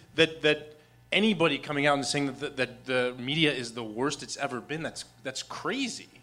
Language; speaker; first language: English; native; English